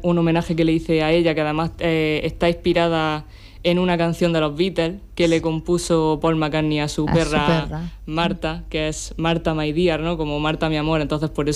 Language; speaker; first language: Spanish; native; Spanish